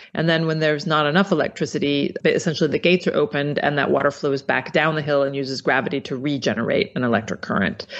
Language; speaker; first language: English; native; English